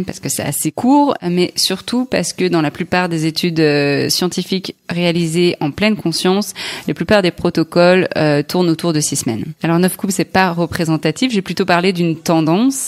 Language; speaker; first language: French; native; French